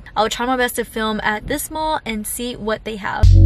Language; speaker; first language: English; native; English